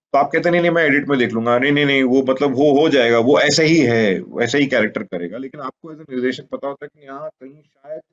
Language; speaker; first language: Hindi; native; Hindi